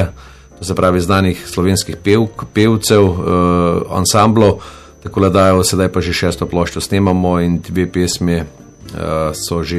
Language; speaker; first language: Slovenian; native; Slovenian